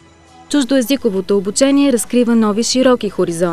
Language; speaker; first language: Bulgarian; native; Bulgarian